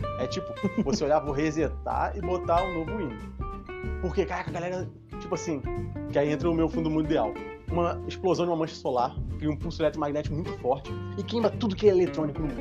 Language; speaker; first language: Portuguese; native; Portuguese